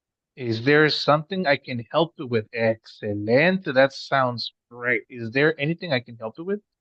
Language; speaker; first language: English; non-native, fluent; Spanish